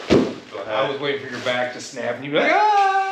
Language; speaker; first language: English; native; English